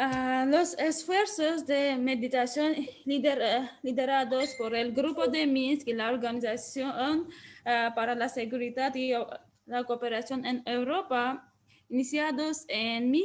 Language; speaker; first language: Spanish; non-native, fluent; Armenian